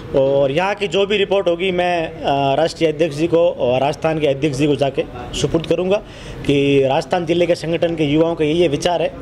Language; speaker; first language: Hindi; native; Hindi